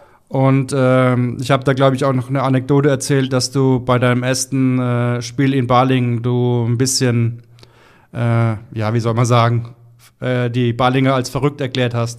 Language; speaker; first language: German; native; German